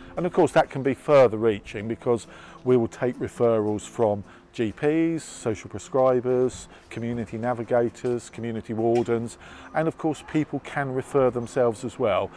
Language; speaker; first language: English; native; English